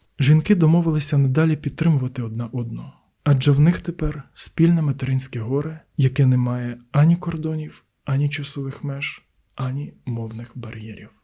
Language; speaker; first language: Ukrainian; native; Ukrainian